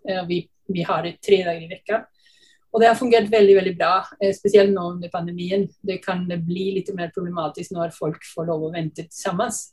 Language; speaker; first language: Norwegian; non-native, fluent; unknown